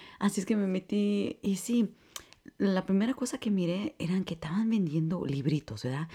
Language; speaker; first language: Spanish; early bilingual, heritage; Spanish